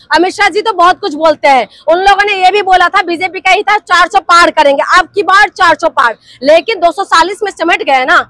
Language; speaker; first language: Hindi; non-native, local second language; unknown